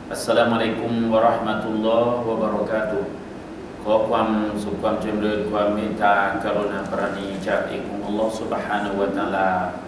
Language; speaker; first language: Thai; native; Thai